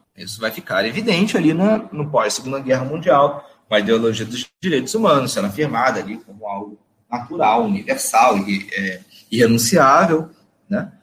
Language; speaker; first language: Portuguese; native; Portuguese